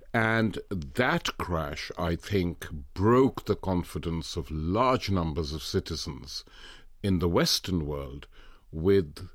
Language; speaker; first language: English; non-native, local second language; Punjabi